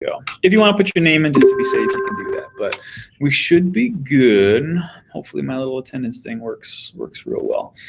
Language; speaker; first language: English; native; English